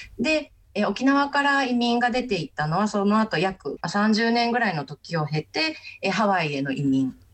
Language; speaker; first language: Japanese; native; Japanese